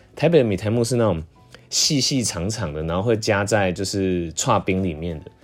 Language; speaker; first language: Chinese; non-native, local second language; Min Nan Chinese